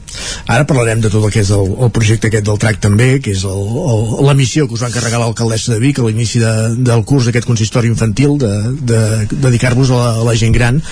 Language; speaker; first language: Catalan; native; Catalan